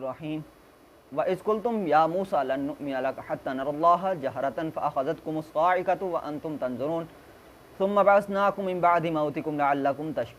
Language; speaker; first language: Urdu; native; Urdu